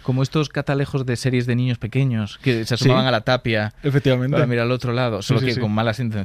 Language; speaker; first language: Spanish; native; Spanish